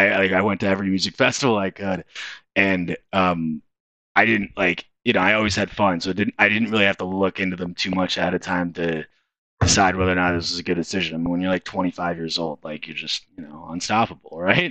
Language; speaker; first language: English; native; English